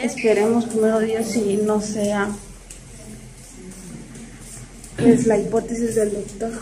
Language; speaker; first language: Spanish; native; Spanish